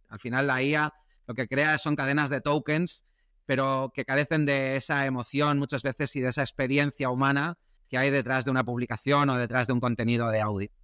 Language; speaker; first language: Spanish; native; Spanish